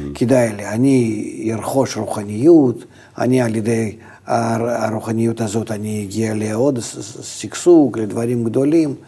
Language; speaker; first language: Hebrew; non-native, fluent; Russian